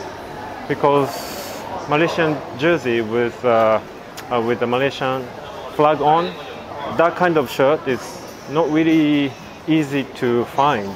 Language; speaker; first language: English; non-native, fluent; Japanese